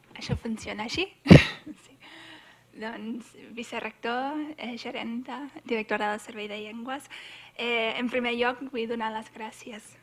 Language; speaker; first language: Catalan; non-native, fluent; English